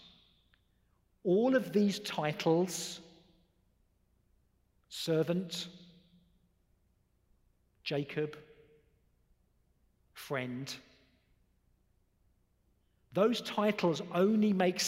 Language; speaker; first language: English; native; English